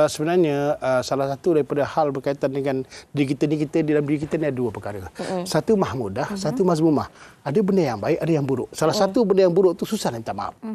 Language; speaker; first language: Malay; native; Malay